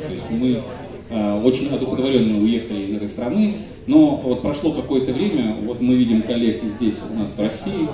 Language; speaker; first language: Russian; native; Russian